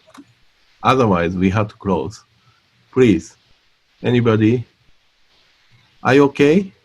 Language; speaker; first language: English; non-native, fluent; Japanese